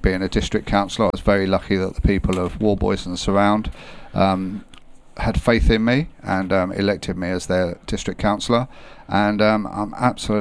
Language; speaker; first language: English; native; English